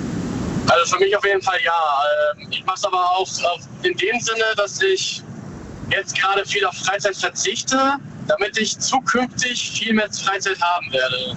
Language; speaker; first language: German; native; German